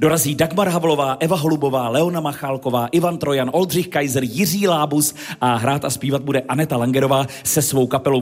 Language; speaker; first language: Czech; native; Czech